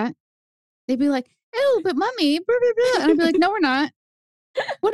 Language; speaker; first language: English; early bilingual, other home language; Spanish